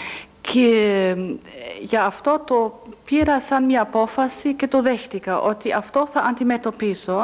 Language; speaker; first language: Greek; non-native, fluent; German